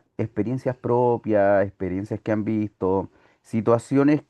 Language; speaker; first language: Spanish; native; Spanish